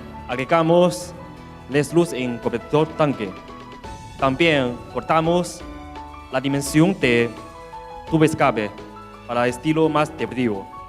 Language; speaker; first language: Spanish; non-native, learner; Chinese